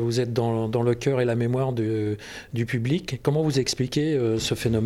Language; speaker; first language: French; native; French